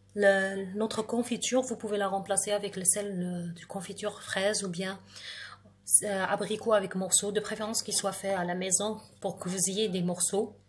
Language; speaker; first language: French; non-native, local second language; Arabic